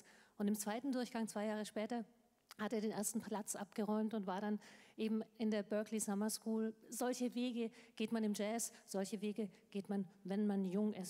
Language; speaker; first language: German; native; German